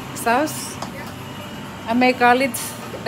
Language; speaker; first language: English; non-native, learner; Filipino